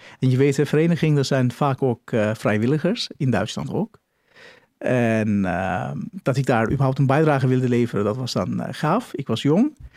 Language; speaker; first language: Dutch; non-native, fluent; Turkish